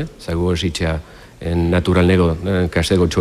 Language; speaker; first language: Polish; non-native, fluent; Spanish